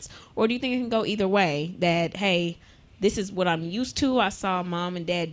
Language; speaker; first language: English; native; English